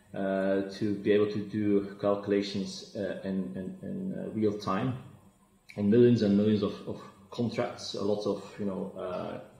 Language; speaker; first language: English; non-native, fluent; Dutch